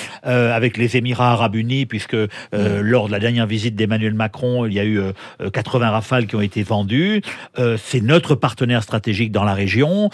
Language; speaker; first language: French; native; French